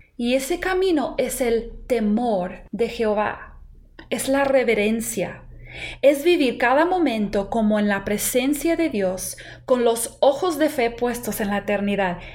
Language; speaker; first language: Spanish; non-native, fluent; English